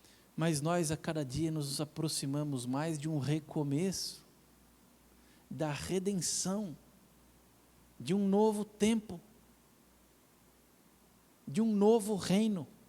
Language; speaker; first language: Portuguese; native; Portuguese